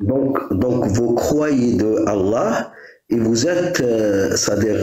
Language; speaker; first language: French; non-native, local second language; Arabic